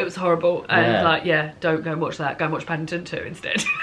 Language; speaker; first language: English; native; English